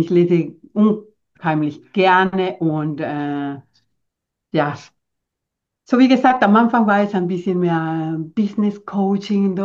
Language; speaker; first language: German; non-native, fluent; Spanish